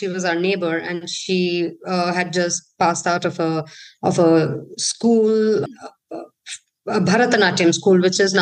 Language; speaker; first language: English; non-native, local second language; Hindi